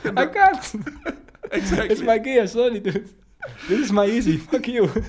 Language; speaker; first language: English; non-native, fluent; Dutch